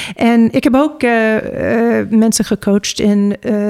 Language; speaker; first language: Dutch; non-native, fluent; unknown